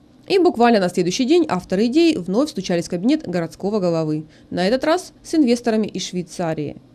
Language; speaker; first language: Russian; native; Russian